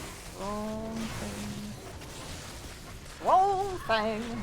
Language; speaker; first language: English; native; English